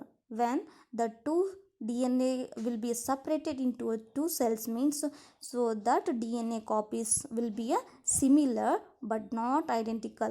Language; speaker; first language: English; non-native, local second language; Kannada